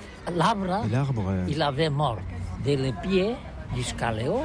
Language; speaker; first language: French; non-native, learner; Catalan